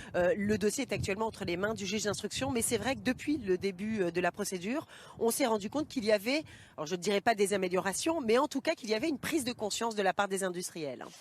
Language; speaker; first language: French; native; French